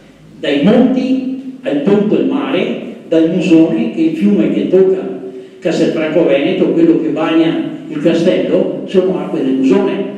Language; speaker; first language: Italian; native; Italian